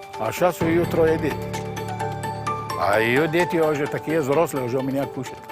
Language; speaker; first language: Russian; non-native, learner; Arabic